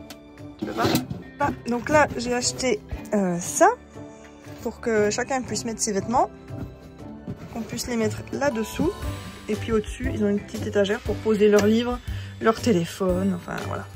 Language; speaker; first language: French; native; French